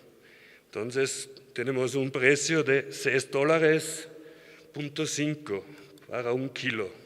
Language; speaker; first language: Spanish; non-native, learner; German